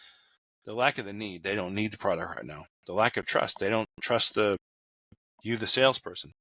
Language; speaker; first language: English; native; English